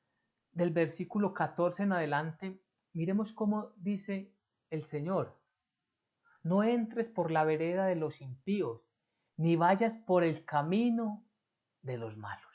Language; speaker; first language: Spanish; native; Spanish